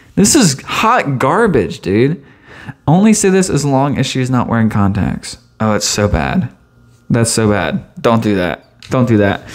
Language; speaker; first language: English; native; English